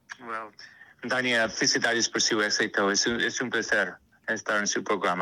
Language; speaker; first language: Spanish; non-native, learner; English